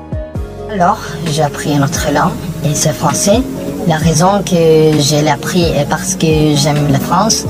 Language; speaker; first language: French; non-native, learner; Filipino